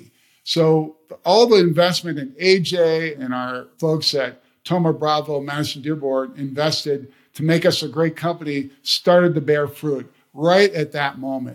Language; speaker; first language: English; native; English